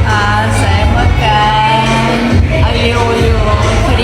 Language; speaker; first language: Indonesian; non-native, learner; Russian